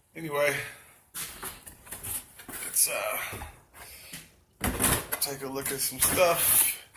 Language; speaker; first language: English; native; English